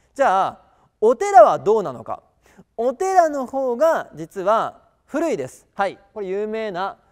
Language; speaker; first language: Japanese; native; Japanese